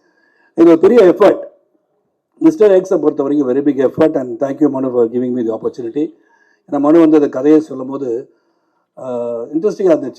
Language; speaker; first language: Tamil; native; Tamil